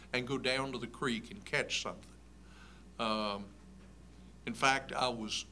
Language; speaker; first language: English; native; English